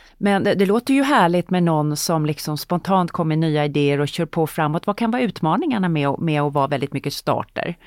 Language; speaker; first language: Swedish; native; Swedish